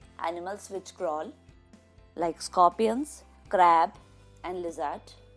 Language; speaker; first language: English; non-native, local second language; Hindi